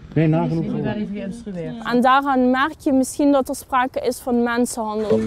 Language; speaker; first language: Dutch; native; Dutch